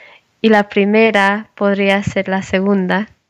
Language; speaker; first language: Spanish; non-native, learner; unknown